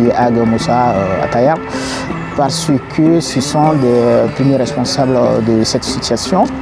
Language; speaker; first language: French; non-native, local second language; Bambara